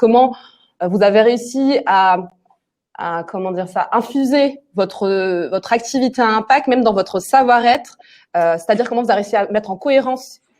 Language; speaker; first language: French; native; French